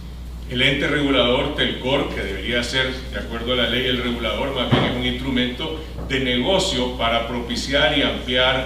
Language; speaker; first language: Spanish; native; Spanish